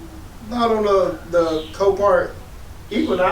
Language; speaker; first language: English; native; English